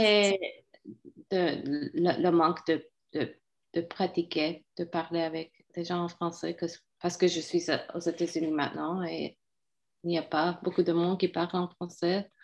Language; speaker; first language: French; non-native, fluent; Turkish